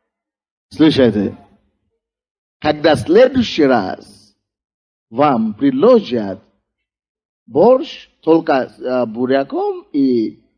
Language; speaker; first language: Russian; non-native, fluent; Yoruba